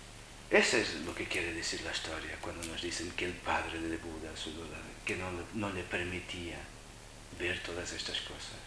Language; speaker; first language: Spanish; non-native, fluent; Portuguese